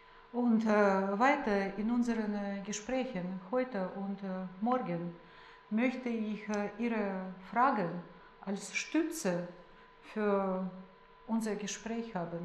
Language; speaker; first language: German; non-native, fluent; Russian